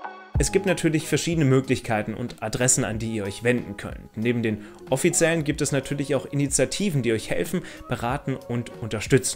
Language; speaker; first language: German; native; German